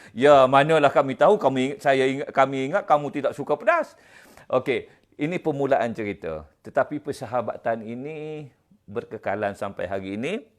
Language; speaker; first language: Malay; native; Malay